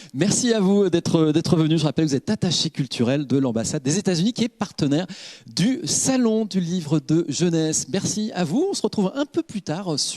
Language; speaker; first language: French; native; French